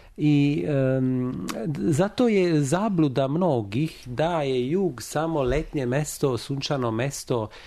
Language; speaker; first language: Serbian; non-native, fluent; Italian